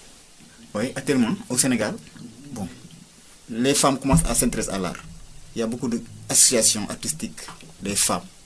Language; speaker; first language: French; non-native, local second language; Wolof